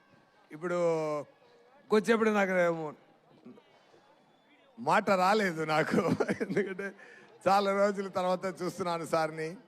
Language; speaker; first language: Telugu; non-native, local second language; Tamil